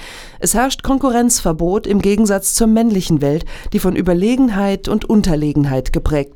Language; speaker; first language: German; native; German